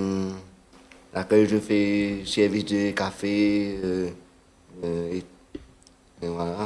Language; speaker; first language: French; non-native, local second language; Réunion Creole French